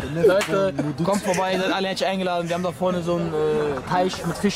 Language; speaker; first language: German; native; German